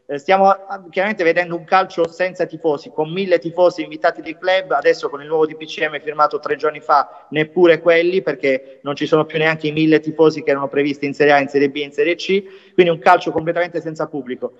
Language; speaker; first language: Italian; native; Italian